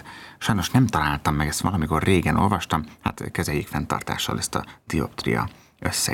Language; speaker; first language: Hungarian; native; Hungarian